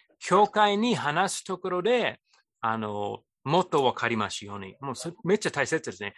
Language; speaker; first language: Japanese; non-native, fluent; English